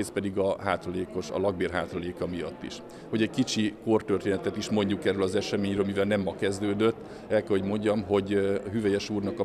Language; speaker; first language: Hungarian; native; Hungarian